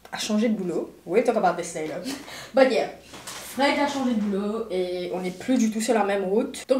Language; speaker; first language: French; non-native, local second language; Morisyen